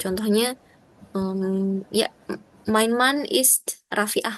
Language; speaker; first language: German; non-native, learner; Indonesian